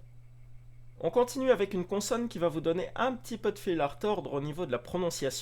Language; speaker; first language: French; native; French